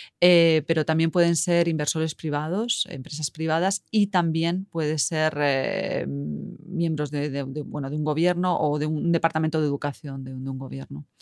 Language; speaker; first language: Spanish; native; Spanish